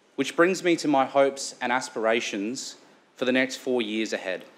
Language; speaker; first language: English; native; English